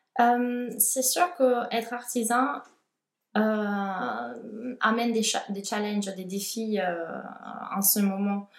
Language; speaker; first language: French; non-native, fluent; Italian